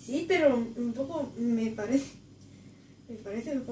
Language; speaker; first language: Spanish; non-native, learner; Japanese